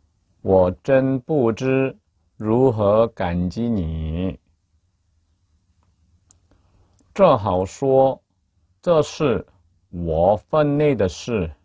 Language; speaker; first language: Chinese; non-native, fluent; Korean